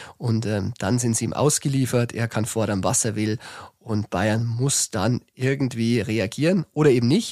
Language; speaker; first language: German; native; German